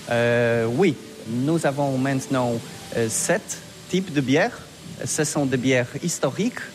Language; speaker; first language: French; non-native, learner; Polish